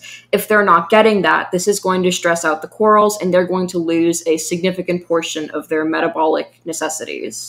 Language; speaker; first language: English; native; English